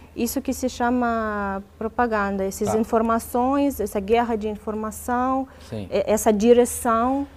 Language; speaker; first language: Portuguese; non-native, fluent; Russian